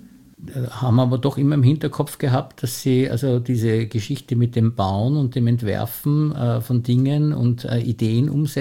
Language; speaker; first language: German; native; German